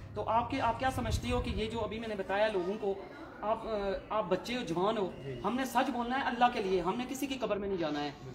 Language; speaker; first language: Urdu; non-native, local second language; Pahari-Potwari